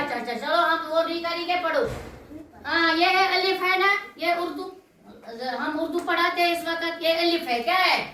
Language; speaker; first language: Hindi; non-native, local second language; Kashmiri